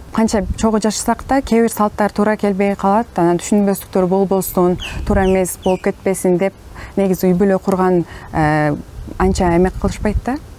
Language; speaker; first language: Kyrgyz; non-native, local second language; Turkish